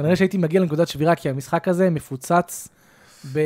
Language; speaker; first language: Hebrew; native; Hebrew